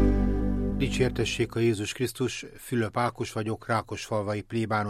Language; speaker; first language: Hungarian; native; Hungarian